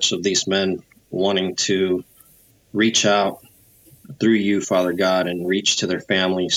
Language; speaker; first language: English; native; English